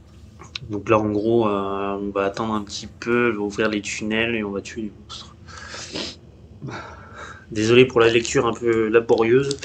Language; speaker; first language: French; native; French